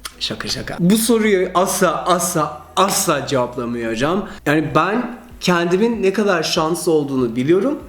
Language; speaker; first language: Turkish; early bilingual, heritage; Turkish